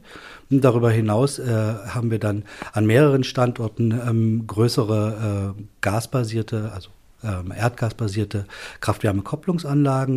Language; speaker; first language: German; native; German